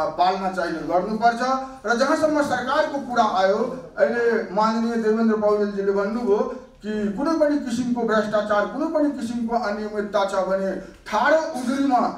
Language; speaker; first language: Nepali; non-native, local second language; Maithili